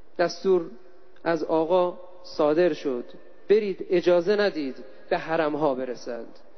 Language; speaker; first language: Persian; native; Persian